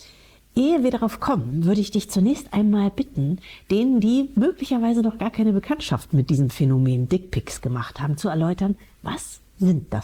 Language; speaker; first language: German; native; German